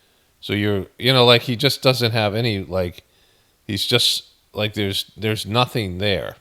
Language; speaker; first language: English; native; English